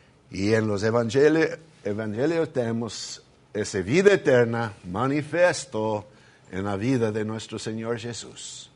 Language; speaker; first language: Spanish; non-native, fluent; English